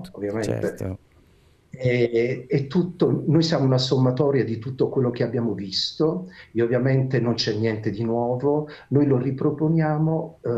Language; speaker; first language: Italian; native; Italian